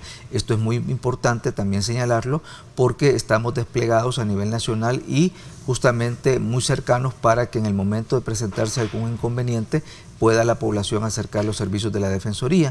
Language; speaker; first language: Spanish; native; Spanish